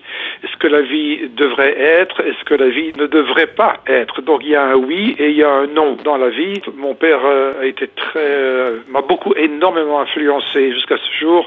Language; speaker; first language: French; native; French